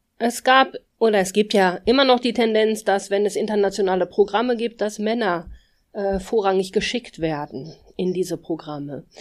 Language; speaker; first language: German; native; German